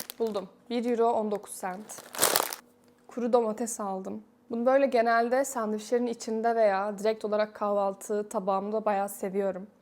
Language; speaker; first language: Turkish; native; Turkish